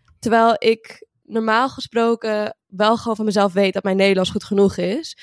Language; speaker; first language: Dutch; native; Dutch